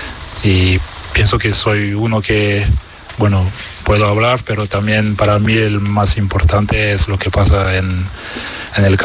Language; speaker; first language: Spanish; non-native, fluent; French